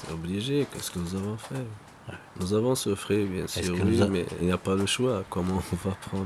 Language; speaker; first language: French; non-native, local second language; Arabic